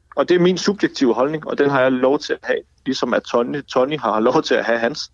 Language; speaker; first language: Danish; native; Danish